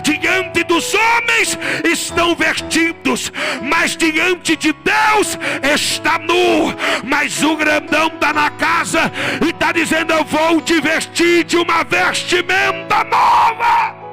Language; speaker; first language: Portuguese; native; Portuguese